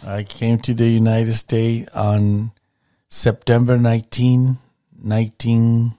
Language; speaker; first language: English; non-native, fluent; Spanish